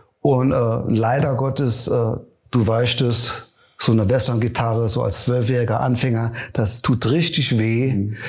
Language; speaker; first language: German; native; German